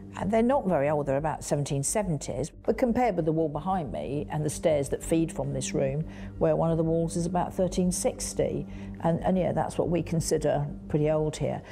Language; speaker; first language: English; native; English